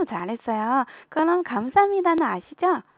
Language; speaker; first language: Korean; non-native, fluent; Chinese